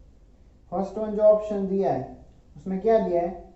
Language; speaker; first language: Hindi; non-native, local second language; Gujarati